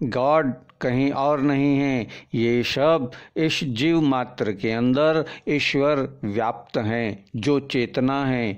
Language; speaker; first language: Hindi; native; Hindi